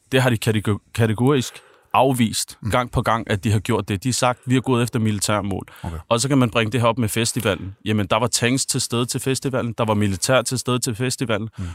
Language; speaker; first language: Danish; early bilingual, other home language; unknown